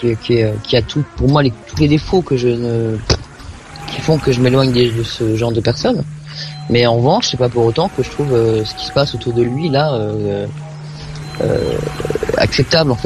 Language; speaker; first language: French; native; French